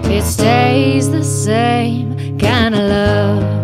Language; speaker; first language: English; native; English